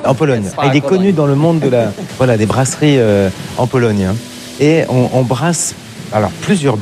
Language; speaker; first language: French; native; French